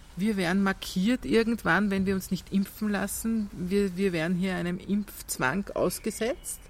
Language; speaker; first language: German; native; German